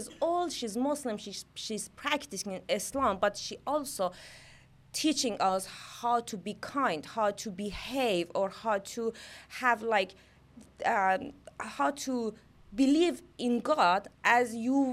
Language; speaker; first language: English; non-native, learner; Persian